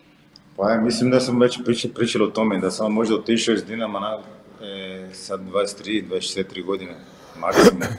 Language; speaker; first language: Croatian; non-native, fluent; Portuguese